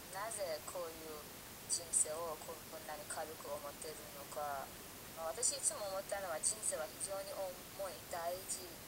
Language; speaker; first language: Japanese; non-native, fluent; Persian